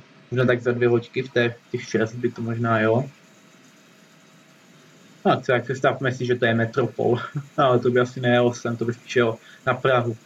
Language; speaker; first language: Czech; native; Czech